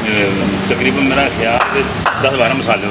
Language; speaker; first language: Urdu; non-native, local second language; Punjabi